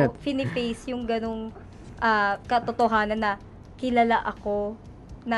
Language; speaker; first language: Filipino; native; Filipino